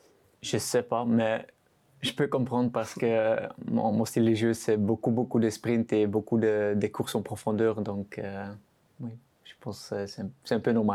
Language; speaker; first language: French; non-native, local second language; Dutch